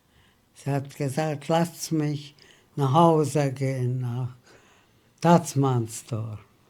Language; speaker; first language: German; early bilingual, heritage; German